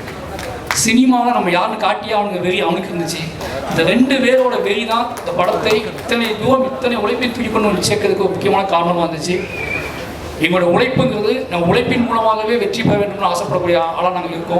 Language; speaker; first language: Tamil; native; Tamil